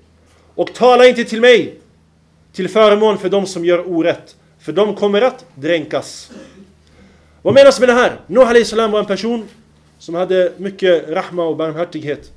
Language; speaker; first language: Swedish; non-native, fluent; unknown